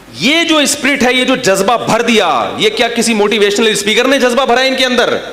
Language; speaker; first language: Urdu; native; Urdu